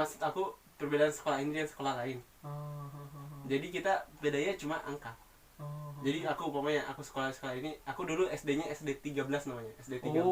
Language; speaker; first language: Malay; non-native, local second language; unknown